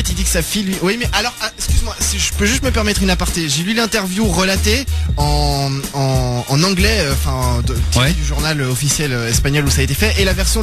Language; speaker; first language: French; native; French